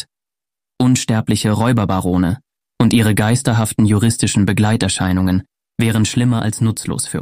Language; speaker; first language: German; native; German